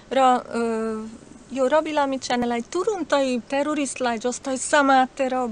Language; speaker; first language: Nepali; non-native, learner; Slovak